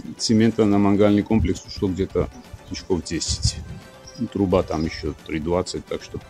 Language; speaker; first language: Russian; non-native, local second language; Georgian